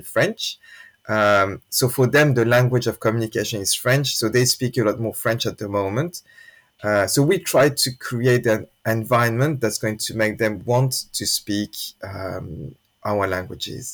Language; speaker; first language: English; non-native, fluent; French